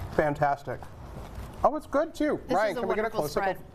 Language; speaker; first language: English; native; English